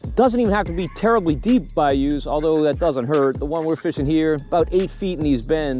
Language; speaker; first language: English; native; English